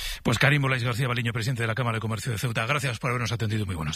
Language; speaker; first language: Spanish; native; Spanish